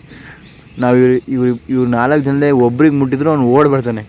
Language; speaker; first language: Kannada; native; Kannada